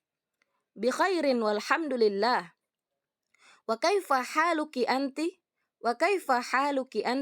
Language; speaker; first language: Arabic; non-native, fluent; Indonesian